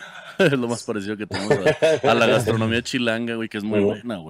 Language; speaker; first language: Spanish; native; Spanish